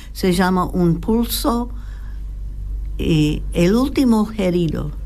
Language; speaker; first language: Spanish; non-native, fluent; English